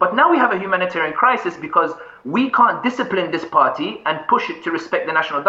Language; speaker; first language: English; native; English